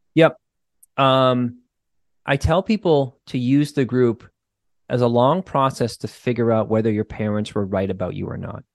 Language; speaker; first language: English; native; English